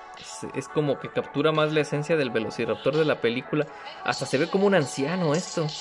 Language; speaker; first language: Spanish; native; Spanish